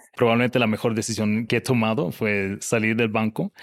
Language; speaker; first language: Spanish; non-native, fluent; Swedish